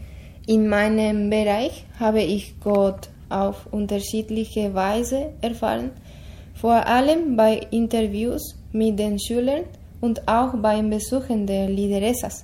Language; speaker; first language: German; non-native, fluent; Spanish